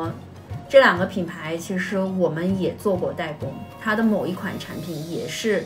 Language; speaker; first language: Chinese; native; Chinese